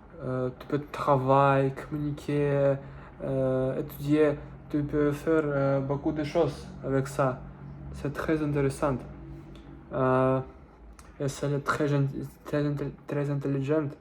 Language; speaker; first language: French; non-native, learner; Russian